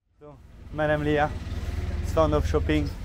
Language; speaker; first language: English; non-native, fluent; French